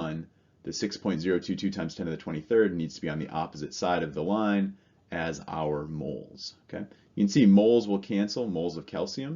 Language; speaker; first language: English; native; English